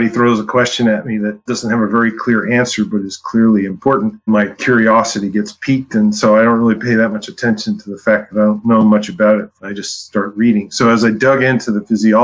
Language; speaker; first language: English; native; English